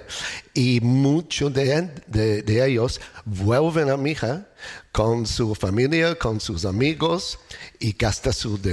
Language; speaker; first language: Spanish; non-native, learner; English